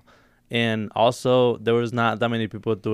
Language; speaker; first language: English; non-native, fluent; Spanish